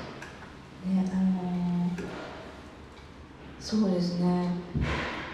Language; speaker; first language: Japanese; non-native, learner; Italian